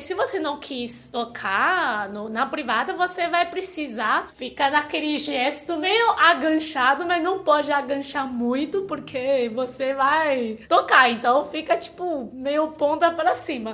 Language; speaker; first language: Portuguese; non-native, fluent; Chinese